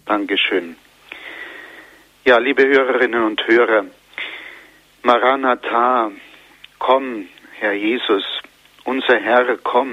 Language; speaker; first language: German; native; German